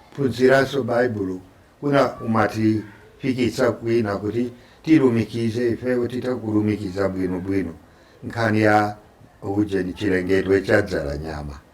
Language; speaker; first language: Nyanja; non-native, fluent; French